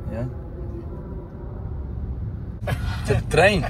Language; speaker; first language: English; non-native, learner; Portuguese